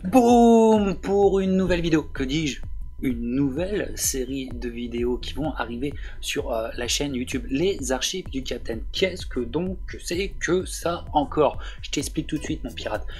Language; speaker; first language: French; native; French